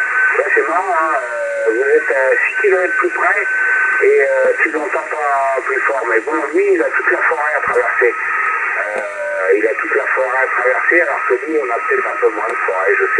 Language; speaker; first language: French; native; French